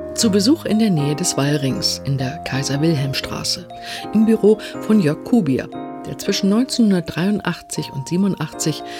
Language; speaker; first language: German; native; German